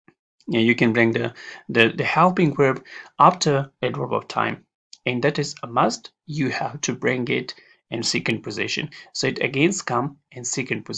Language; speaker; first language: English; non-native, fluent; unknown